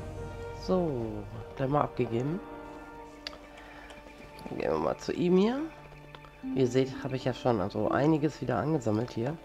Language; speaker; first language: German; native; German